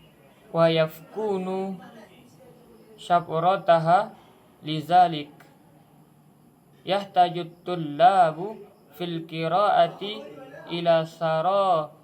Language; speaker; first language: Arabic; non-native, learner; Indonesian